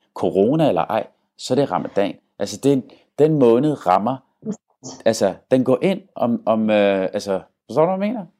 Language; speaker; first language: Danish; early bilingual, other home language; Arabic